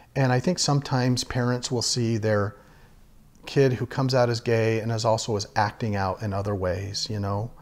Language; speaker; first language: English; native; English